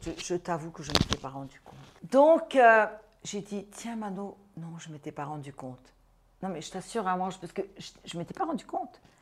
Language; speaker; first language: French; non-native, fluent; Portuguese